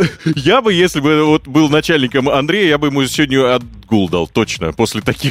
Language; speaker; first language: Russian; native; Russian